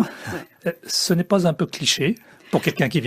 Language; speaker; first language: French; native; French